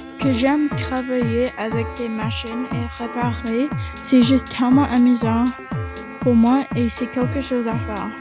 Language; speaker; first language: French; non-native, local second language; English